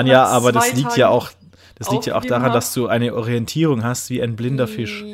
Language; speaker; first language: German; native; German